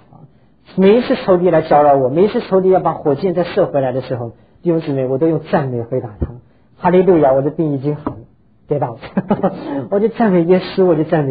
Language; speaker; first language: Chinese; native; Chinese